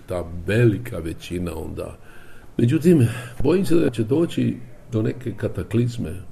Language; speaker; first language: Croatian; native; Croatian